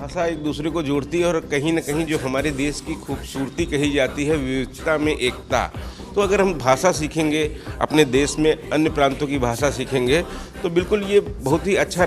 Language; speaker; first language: Hindi; native; Hindi